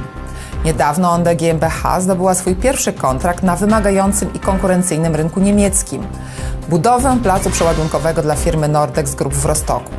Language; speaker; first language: Polish; native; Polish